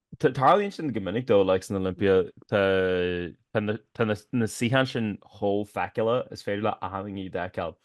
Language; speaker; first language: Irish; native; Irish